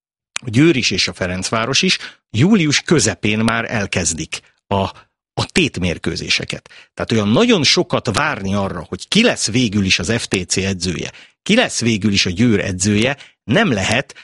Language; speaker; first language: Hungarian; native; Hungarian